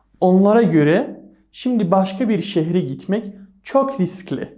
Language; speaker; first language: Turkish; non-native, fluent; Persian